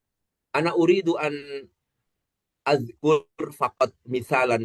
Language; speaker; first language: Arabic; non-native, fluent; Indonesian